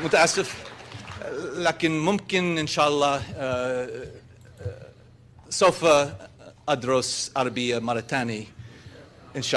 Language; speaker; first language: Arabic; non-native, learner; English